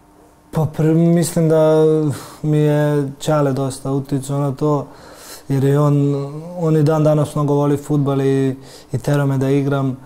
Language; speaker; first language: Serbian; early bilingual, heritage; Serbian